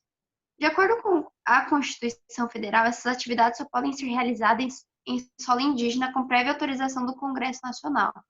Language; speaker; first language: Portuguese; native; Portuguese